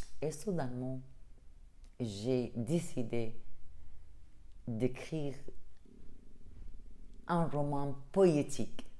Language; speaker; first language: French; non-native, learner; Arabic